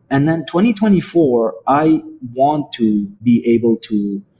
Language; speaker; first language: English; non-native, fluent; Arabic